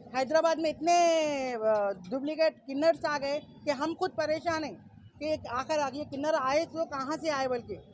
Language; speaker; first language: Hindi; non-native, local second language; Urdu